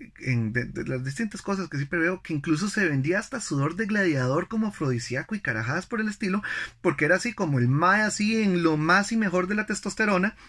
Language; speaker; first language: Spanish; native; Spanish